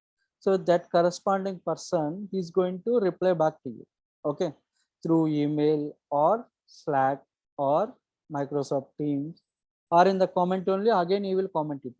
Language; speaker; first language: English; non-native, local second language; Telugu